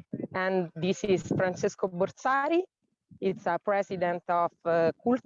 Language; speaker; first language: English; non-native, learner; Italian